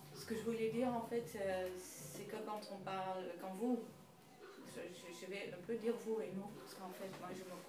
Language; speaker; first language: French; non-native, fluent; Dutch